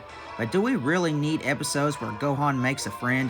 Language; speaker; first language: English; native; English